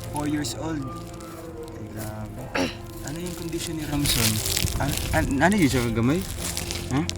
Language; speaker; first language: Filipino; non-native, local second language; Cebuano